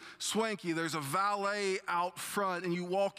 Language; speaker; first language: English; native; English